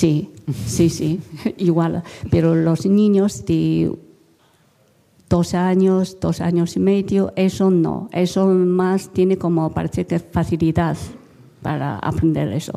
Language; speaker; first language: Spanish; non-native, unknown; Chinese